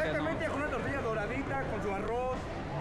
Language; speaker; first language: Spanish; native; Spanish